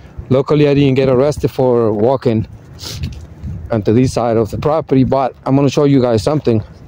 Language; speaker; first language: English; non-native, fluent; Spanish